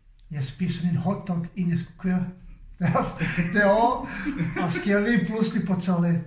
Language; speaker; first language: Danish; non-native, fluent; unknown